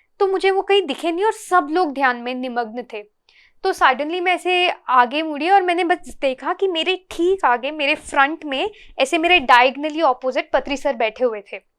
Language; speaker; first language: Hindi; non-native, local second language; Telugu